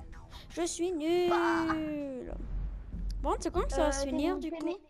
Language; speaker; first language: French; native; French